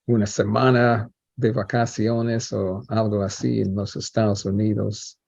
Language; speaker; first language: Spanish; non-native, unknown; English